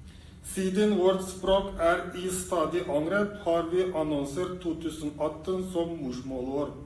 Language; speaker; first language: Norwegian; non-native, fluent; Uyghur